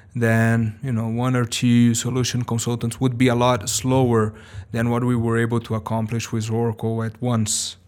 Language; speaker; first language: English; non-native, fluent; Portuguese